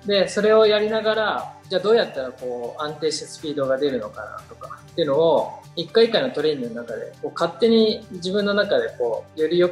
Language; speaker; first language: Japanese; native; Japanese